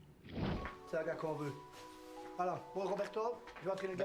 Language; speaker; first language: French; native; French